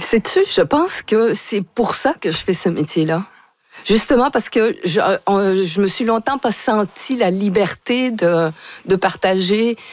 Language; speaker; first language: French; native; French